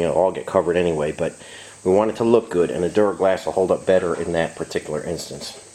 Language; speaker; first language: English; native; English